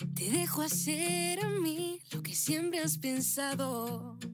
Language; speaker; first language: Spanish; native; Spanish